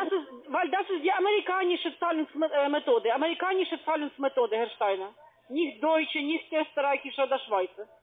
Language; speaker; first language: German; non-native, fluent; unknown